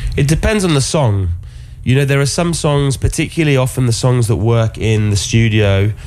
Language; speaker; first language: English; native; English